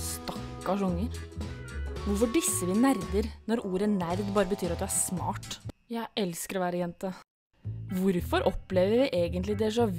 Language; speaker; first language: Norwegian; native; Norwegian